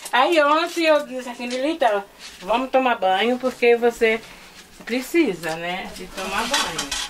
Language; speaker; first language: Portuguese; native; Portuguese